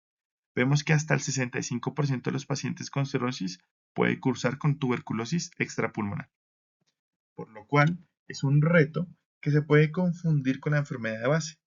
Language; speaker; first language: Spanish; native; Spanish